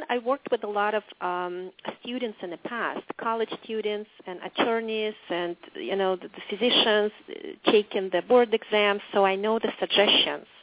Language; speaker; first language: English; non-native, fluent; Russian